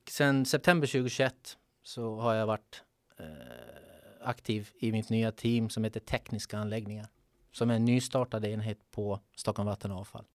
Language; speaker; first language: Swedish; native; Swedish